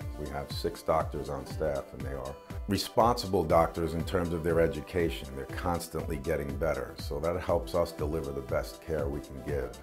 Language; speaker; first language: English; native; English